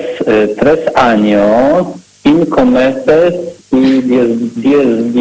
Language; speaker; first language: Spanish; non-native, learner; Polish